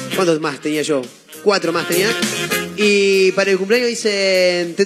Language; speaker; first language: Spanish; native; Spanish